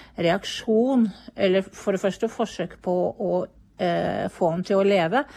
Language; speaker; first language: Norwegian; native; Norwegian